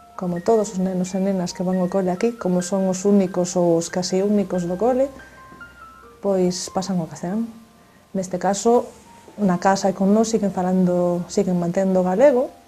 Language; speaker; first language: Galician; non-native, local second language; Spanish